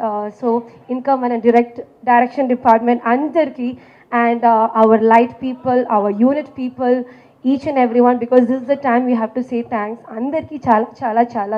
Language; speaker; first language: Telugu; non-native, fluent; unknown